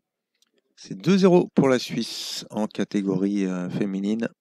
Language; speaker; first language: French; native; French